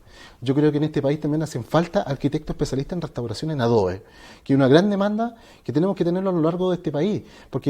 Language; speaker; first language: Spanish; native; Spanish